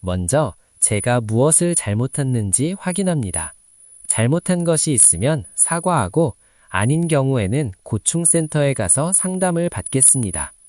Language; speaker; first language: Korean; non-native, learner; Nepali